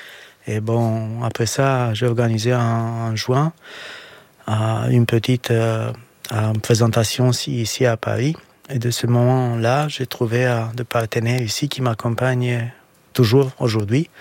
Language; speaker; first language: French; non-native, fluent; Romanian